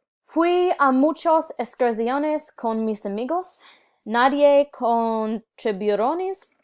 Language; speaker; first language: Spanish; non-native, learner; English